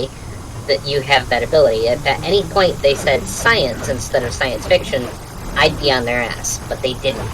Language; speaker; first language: English; native; English